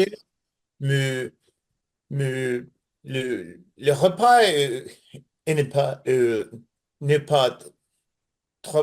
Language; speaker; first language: French; non-native, learner; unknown